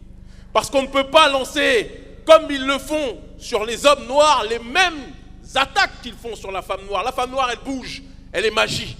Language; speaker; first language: French; native; French